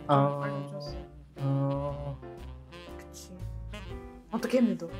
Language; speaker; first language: Korean; non-native, learner; Russian